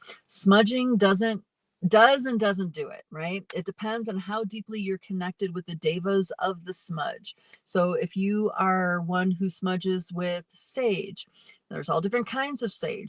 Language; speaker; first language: English; native; English